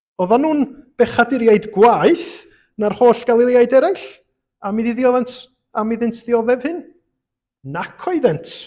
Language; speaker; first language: Welsh; native; Welsh